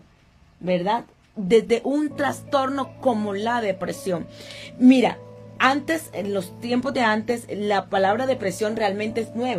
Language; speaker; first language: Spanish; native; Spanish